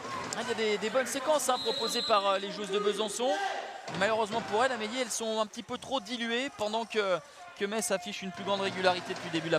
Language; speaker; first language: French; native; French